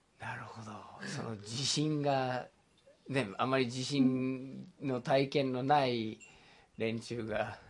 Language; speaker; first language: Japanese; non-native, fluent; English